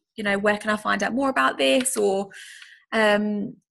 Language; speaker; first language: English; native; English